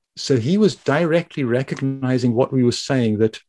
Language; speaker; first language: English; native; English